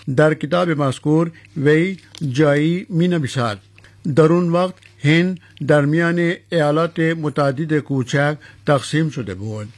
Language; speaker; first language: Persian; non-native, fluent; Urdu